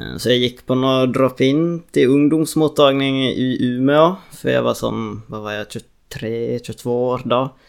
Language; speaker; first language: Swedish; native; Swedish